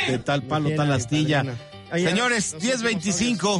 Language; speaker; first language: Spanish; native; Spanish